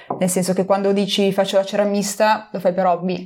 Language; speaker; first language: Italian; native; Italian